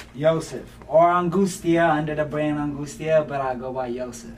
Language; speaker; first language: English; early bilingual, other home language; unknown